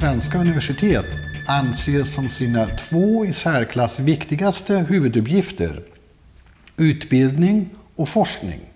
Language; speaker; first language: Swedish; non-native, fluent; German